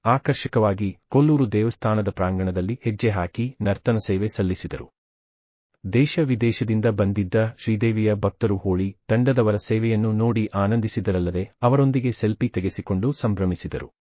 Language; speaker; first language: Kannada; native; Kannada